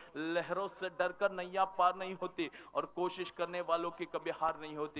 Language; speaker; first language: Hindi; non-native, local second language; Marathi